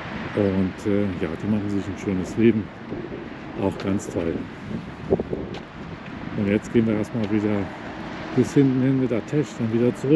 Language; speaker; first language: German; native; German